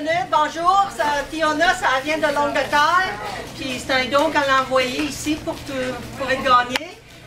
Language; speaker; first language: French; native; French